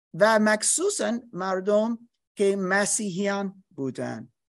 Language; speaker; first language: Persian; non-native, learner; English